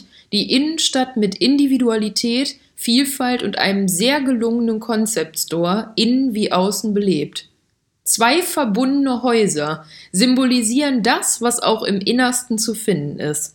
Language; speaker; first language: German; native; German